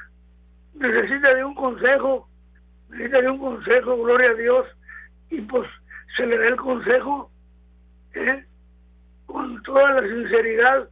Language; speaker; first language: Spanish; native; Spanish